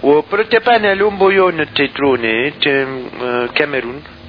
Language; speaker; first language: Polish; non-native, learner; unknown